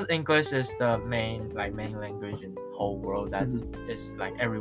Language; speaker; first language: English; non-native, learner; Chinese